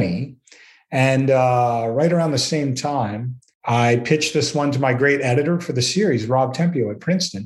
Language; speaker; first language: English; native; English